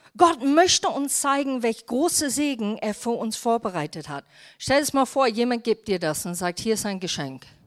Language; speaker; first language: German; non-native, fluent; English